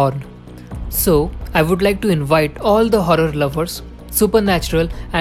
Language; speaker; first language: English; non-native, local second language; Hindi